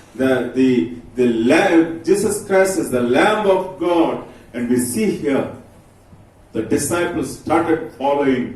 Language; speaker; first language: English; non-native, local second language; Telugu